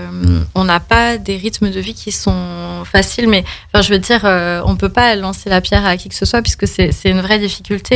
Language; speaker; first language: French; native; French